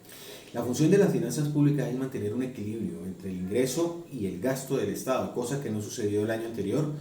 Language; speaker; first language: Spanish; native; Spanish